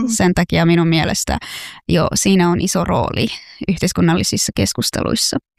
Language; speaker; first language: Finnish; non-native, fluent; Persian